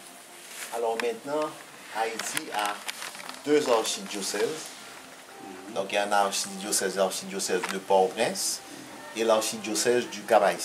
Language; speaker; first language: French; non-native, local second language; Haitian Creole